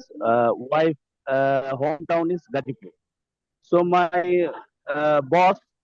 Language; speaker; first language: English; non-native, learner; Bangla